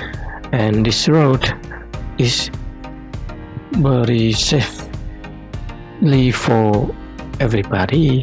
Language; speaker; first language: English; non-native, learner; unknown